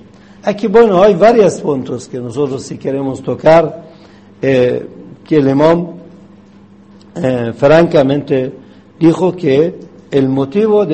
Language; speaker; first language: Spanish; non-native, fluent; Persian